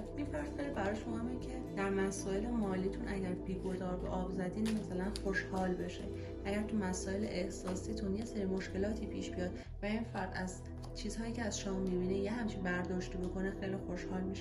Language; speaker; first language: Persian; native; Persian